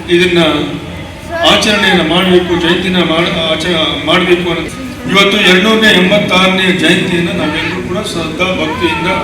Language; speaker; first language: Kannada; non-native, local second language; Lambadi